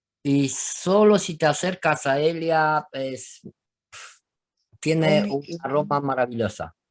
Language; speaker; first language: Spanish; non-native, fluent; Romanian